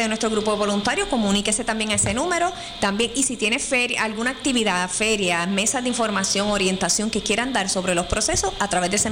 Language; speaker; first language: Spanish; native; Spanish